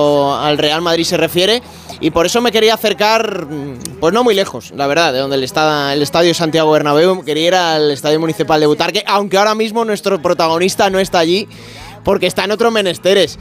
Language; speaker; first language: Spanish; native; Spanish